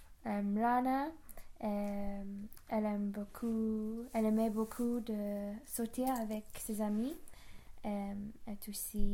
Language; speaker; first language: French; non-native, learner; English